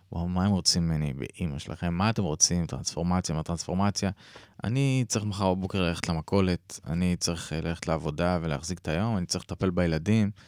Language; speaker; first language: Hebrew; native; Hebrew